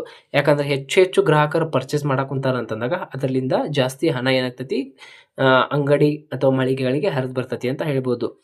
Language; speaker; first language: Kannada; native; Kannada